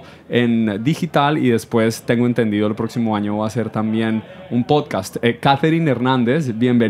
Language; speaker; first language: Spanish; native; Spanish